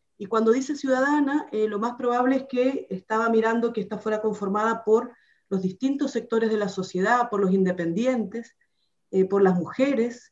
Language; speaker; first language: Spanish; native; Spanish